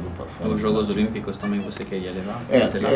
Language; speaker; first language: Portuguese; non-native, fluent; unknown